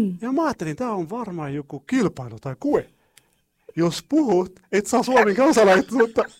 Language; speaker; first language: Finnish; non-native, learner; Arabic